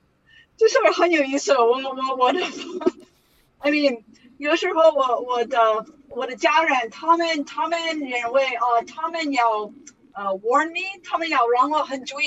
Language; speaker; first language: Chinese; non-native, learner; English